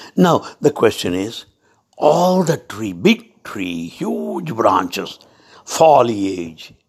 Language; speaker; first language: English; non-native, local second language; Telugu